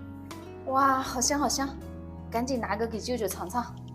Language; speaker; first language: Chinese; native; Chinese